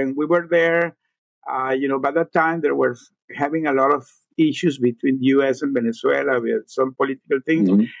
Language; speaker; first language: English; non-native, fluent; Spanish